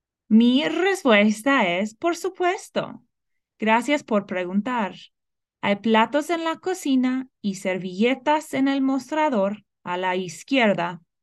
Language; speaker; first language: Spanish; non-native, fluent; English